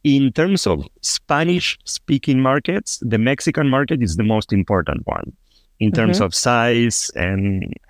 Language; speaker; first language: English; non-native, fluent; Spanish